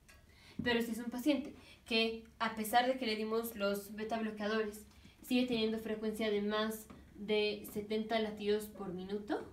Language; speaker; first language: Spanish; native; Spanish